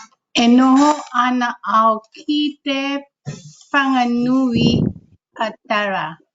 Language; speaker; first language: Māori; non-native, learner; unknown